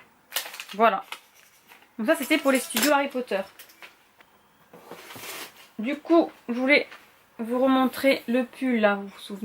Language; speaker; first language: French; native; French